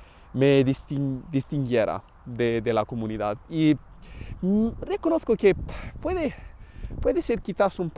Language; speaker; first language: Spanish; non-native, fluent; English